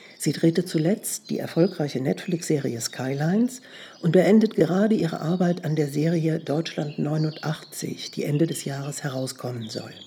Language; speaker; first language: German; native; German